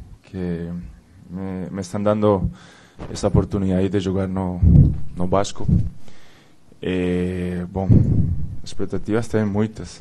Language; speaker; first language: Portuguese; non-native, fluent; Spanish